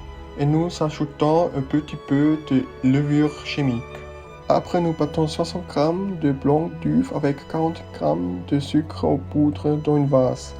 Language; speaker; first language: French; non-native, learner; Swiss German